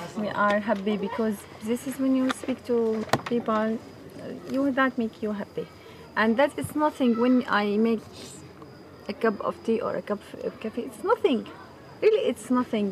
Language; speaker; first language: English; non-native, learner; Arabic